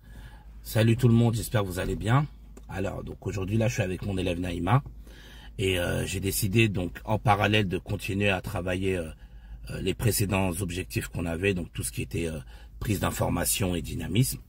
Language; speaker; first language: French; native; French